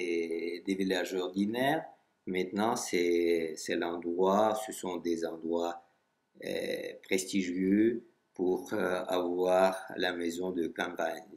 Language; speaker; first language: French; non-native, fluent; Russian